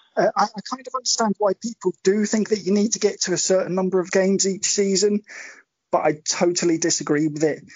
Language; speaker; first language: English; native; English